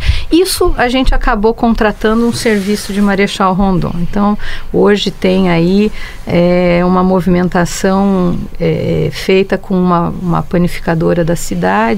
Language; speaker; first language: Portuguese; native; Portuguese